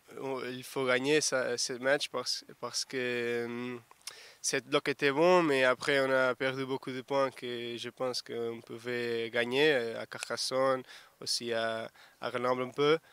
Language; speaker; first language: French; non-native, fluent; Portuguese